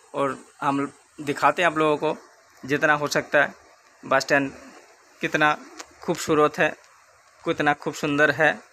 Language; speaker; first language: Hindi; non-native, local second language; Bangla